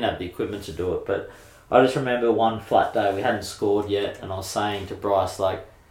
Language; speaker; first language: English; native; English